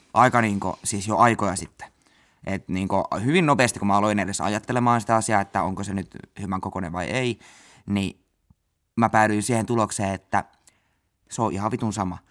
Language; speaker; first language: Finnish; native; Finnish